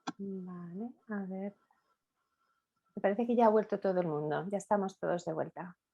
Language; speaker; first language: Spanish; native; Spanish